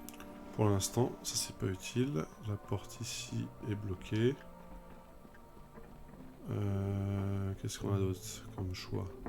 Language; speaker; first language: French; native; French